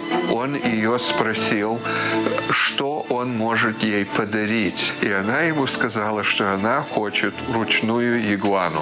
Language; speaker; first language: Russian; early bilingual, heritage; Russian